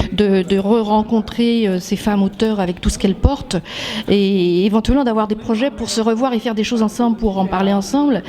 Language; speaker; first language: French; native; French